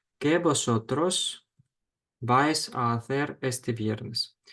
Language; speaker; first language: Spanish; non-native, fluent; Ukrainian